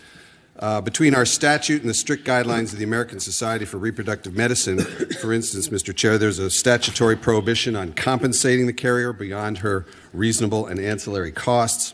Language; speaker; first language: English; native; English